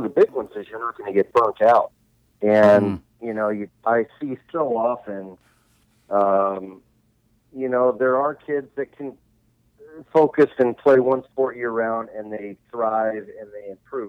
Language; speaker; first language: English; native; English